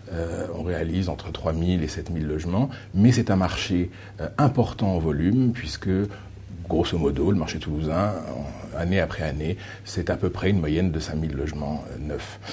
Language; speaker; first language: French; native; French